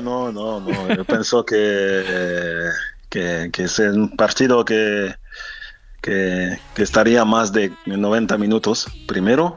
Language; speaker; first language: Spanish; non-native, fluent; French